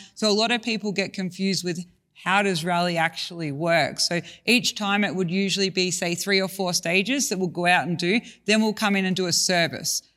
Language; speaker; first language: English; native; English